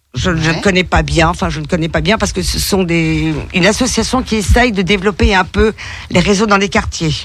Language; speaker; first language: French; native; French